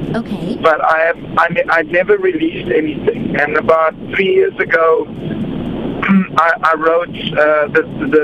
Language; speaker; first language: English; non-native, fluent; Portuguese